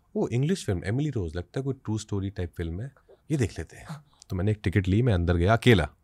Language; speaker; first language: Hindi; native; Hindi